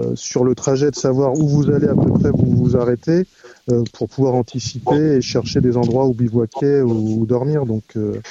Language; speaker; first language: French; native; French